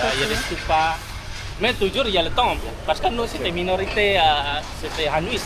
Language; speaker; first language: French; non-native, learner; Balinese